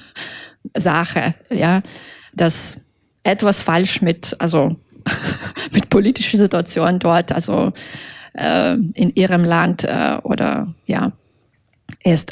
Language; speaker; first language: German; non-native, fluent; Russian